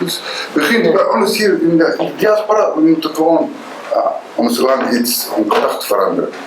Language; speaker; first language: Dutch; non-native, learner; Somali